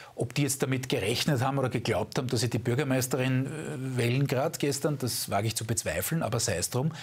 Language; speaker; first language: German; native; German